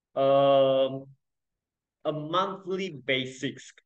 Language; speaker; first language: English; non-native, local second language; Chinese